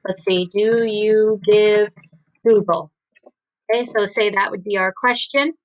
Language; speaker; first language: English; native; English